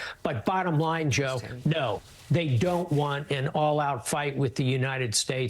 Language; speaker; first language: English; native; English